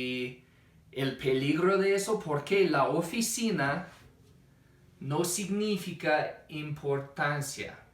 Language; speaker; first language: Spanish; non-native, fluent; English